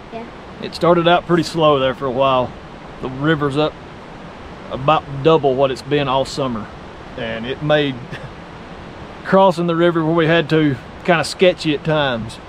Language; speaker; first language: English; native; English